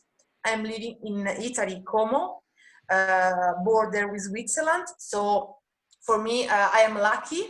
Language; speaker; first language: English; non-native, learner; Italian